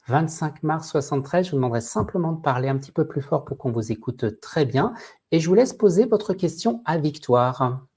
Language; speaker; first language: French; native; French